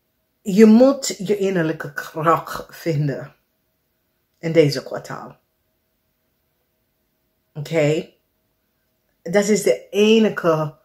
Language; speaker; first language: Dutch; non-native, fluent; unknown